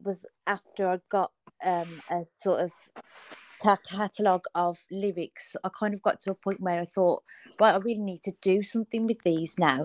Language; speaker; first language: English; native; English